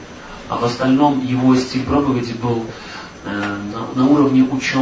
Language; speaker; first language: Russian; native; Russian